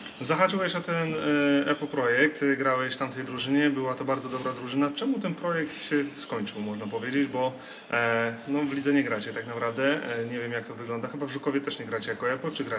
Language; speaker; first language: Polish; native; Polish